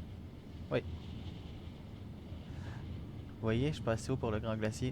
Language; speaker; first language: French; native; French